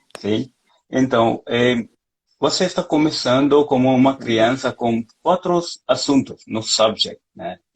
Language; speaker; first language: Portuguese; non-native, fluent; Hindi